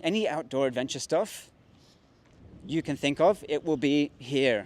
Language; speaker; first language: English; native; English